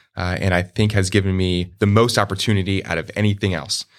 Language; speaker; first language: English; native; English